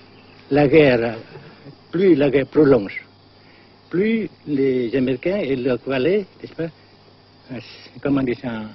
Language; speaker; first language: French; non-native, fluent; Vietnamese